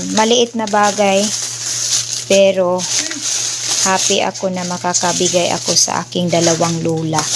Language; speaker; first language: Filipino; non-native, local second language; Cebuano